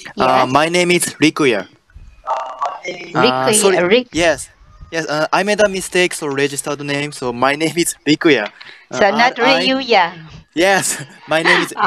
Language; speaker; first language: English; non-native, learner; Japanese